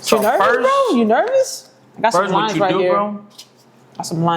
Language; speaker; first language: English; native; English